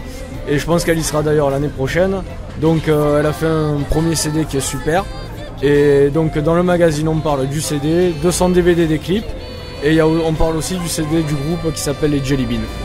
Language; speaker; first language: French; native; French